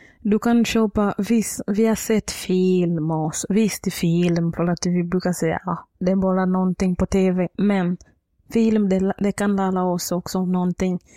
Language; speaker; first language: Swedish; non-native, fluent; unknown